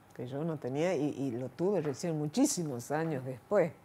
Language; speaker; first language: Spanish; native; Spanish